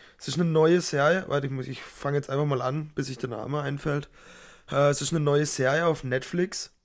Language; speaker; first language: German; native; German